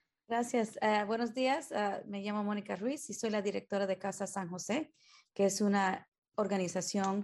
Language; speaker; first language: Spanish; early bilingual, heritage; Spanish